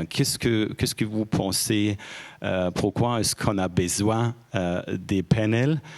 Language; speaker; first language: French; non-native, fluent; German